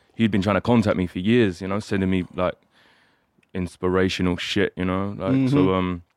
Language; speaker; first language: English; native; English